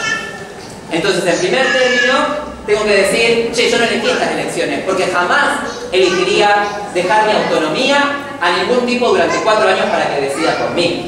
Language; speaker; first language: Spanish; native; Spanish